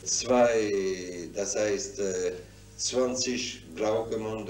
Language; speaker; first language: German; non-native, fluent; French